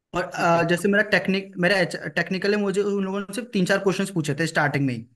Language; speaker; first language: Hindi; native; Hindi